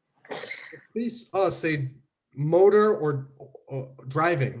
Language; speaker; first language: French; non-native, learner; English